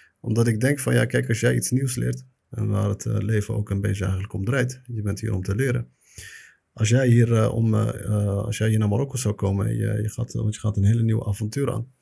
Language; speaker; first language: Dutch; early bilingual, other home language; Arabic